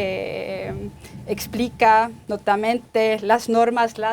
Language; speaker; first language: Spanish; non-native, fluent; Estonian